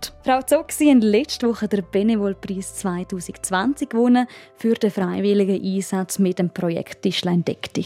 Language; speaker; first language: German; native; German